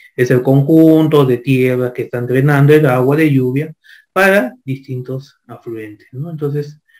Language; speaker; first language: Spanish; native; Spanish